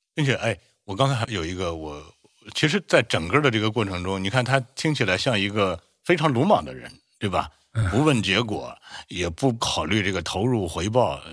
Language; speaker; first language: Chinese; native; Chinese